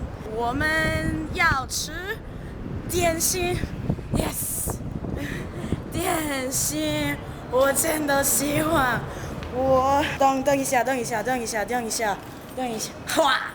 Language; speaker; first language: Chinese; non-native, learner; English